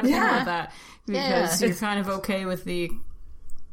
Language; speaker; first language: English; native; English